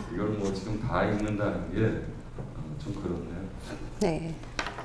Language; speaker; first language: Korean; native; Korean